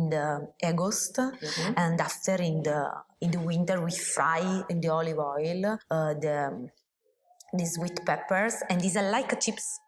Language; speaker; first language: English; non-native, learner; Italian